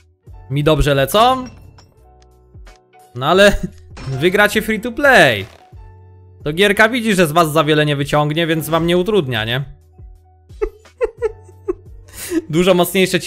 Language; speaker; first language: Polish; native; Polish